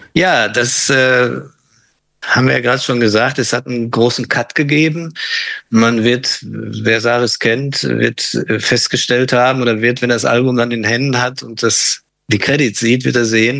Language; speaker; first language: German; native; German